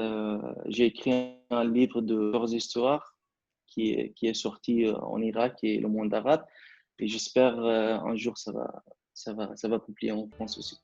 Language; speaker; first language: French; non-native, fluent; Arabic